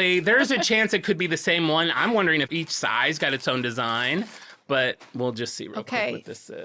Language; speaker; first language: English; native; English